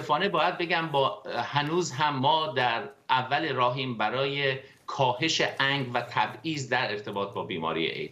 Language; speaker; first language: Persian; native; Persian